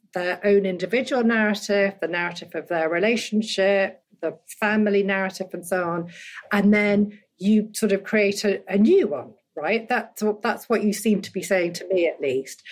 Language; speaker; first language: English; native; English